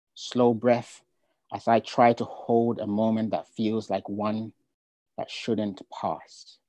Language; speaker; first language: English; non-native, local second language; Ga